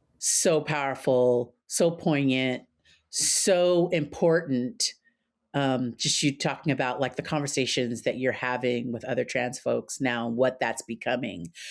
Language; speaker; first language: English; native; English